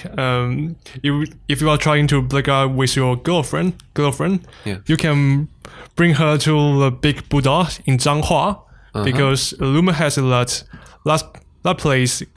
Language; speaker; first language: English; non-native, fluent; Chinese